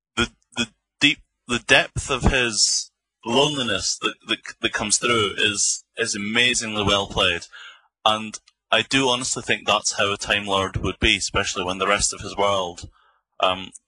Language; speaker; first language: English; native; English